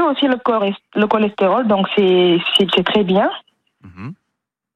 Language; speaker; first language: French; non-native, local second language; Wolof